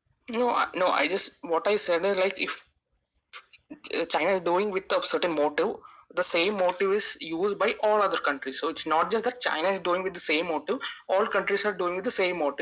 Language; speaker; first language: English; non-native, local second language; Malayalam